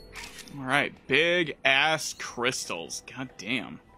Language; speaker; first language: English; native; English